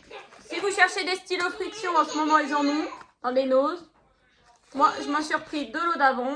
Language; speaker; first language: French; native; French